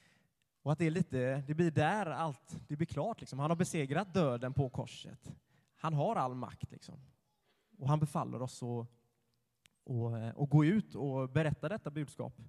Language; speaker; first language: Swedish; native; Swedish